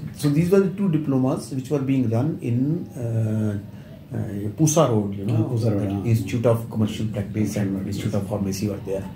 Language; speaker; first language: English; non-native, local second language; Punjabi